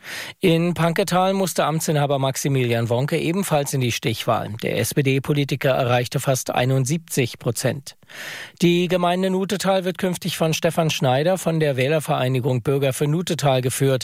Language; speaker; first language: German; native; German